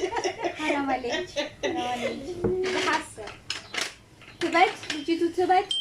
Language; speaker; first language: Arabic; non-native, learner; Amharic